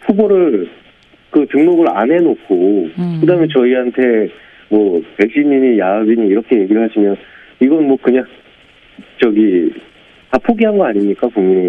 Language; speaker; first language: Korean; native; Korean